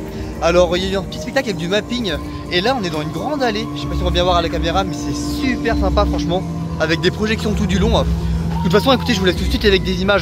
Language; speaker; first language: French; native; French